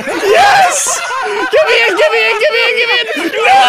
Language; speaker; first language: English; native; English